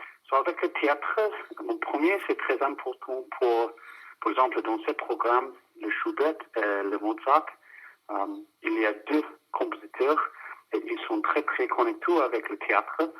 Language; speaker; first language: French; non-native, fluent; English